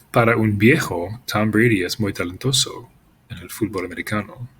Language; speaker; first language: Spanish; non-native, fluent; English